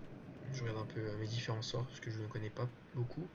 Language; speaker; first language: French; native; French